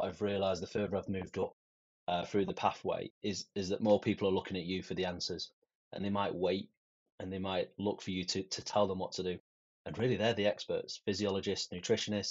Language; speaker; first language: English; native; English